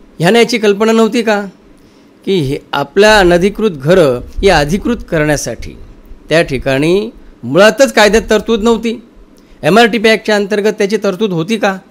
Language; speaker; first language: Marathi; native; Marathi